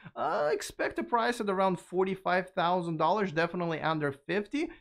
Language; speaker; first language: English; non-native, fluent; Russian